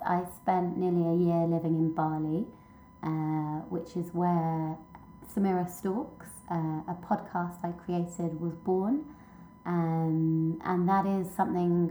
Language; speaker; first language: English; native; English